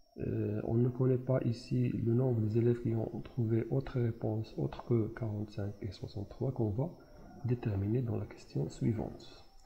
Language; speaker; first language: French; non-native, local second language; Arabic